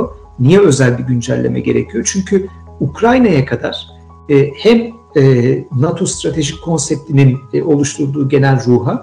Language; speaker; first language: Turkish; native; Turkish